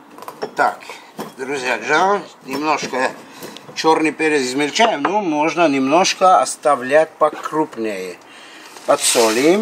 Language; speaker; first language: Russian; non-native, local second language; Armenian